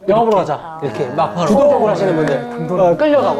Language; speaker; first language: Korean; native; Korean